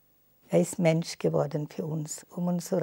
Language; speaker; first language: German; non-native, fluent; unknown